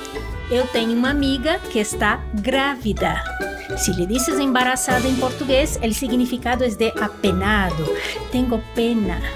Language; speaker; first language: Portuguese; non-native, fluent; Spanish